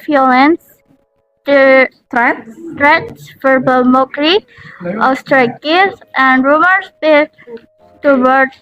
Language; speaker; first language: English; non-native, learner; Indonesian